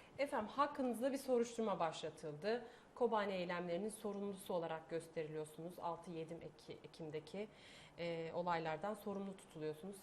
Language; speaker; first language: Turkish; native; Turkish